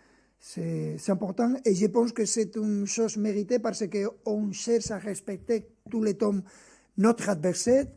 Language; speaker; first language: French; non-native, fluent; Spanish